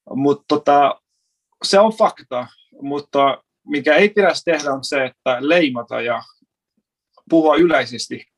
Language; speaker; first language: Finnish; non-native, fluent; Persian